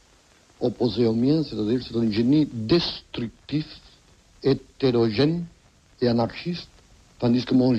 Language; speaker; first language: French; non-native, fluent; Spanish